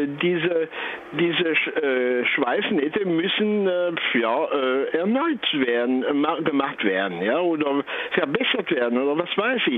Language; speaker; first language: German; non-native, fluent; French